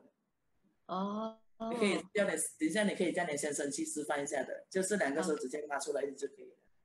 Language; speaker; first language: Chinese; native; Chinese